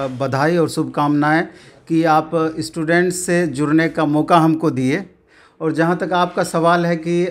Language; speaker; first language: Hindi; native; Hindi